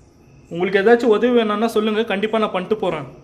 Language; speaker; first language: Tamil; native; Tamil